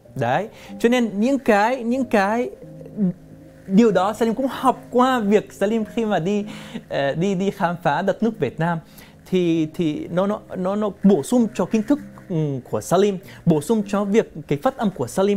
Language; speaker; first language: Vietnamese; non-native, fluent; Arabic